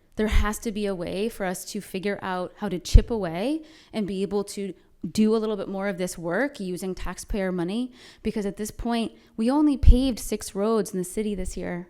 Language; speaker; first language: English; native; English